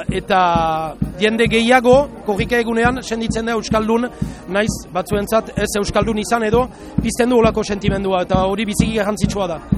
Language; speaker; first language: Basque; non-native, local second language; French